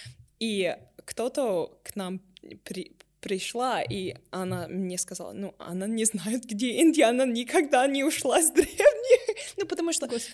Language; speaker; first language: Russian; non-native, learner; English